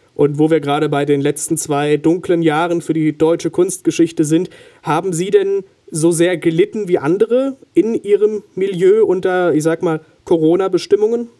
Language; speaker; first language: German; native; German